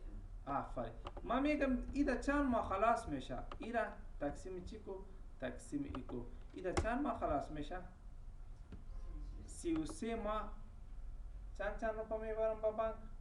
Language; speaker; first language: Persian; non-native, local second language; Pashto